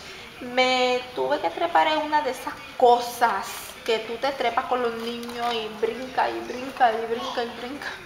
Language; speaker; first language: Spanish; native; Spanish